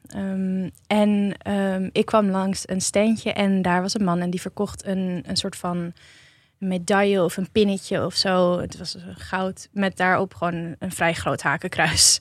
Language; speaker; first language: Dutch; native; Dutch